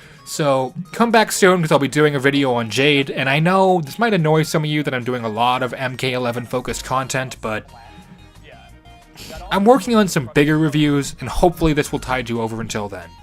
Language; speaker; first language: English; native; English